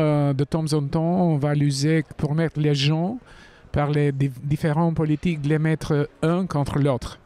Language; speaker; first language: French; non-native, fluent; Albanian